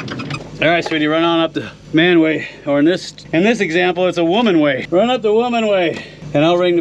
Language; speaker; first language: English; native; English